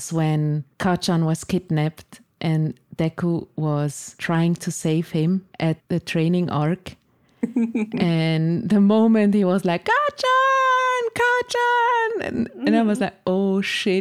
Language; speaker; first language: English; non-native, fluent; Swiss German